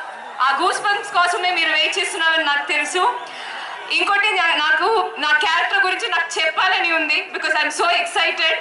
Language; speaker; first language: Telugu; non-native, fluent; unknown